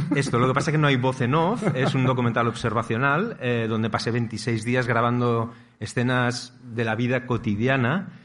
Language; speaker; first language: Spanish; native; Spanish